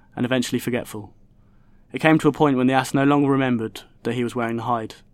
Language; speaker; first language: English; native; English